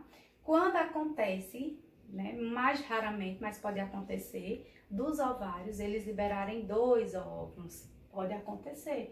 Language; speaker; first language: Portuguese; native; Portuguese